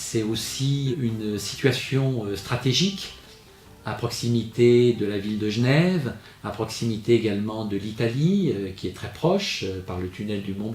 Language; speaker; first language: French; native; French